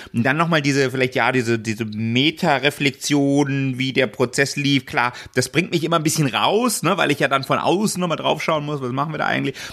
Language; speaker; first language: German; native; German